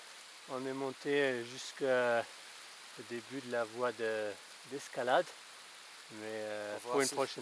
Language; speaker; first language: French; native; French